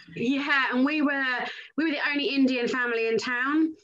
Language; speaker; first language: English; native; English